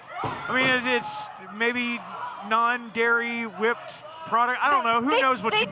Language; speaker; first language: English; native; English